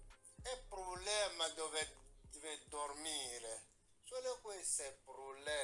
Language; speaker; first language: Italian; non-native, learner; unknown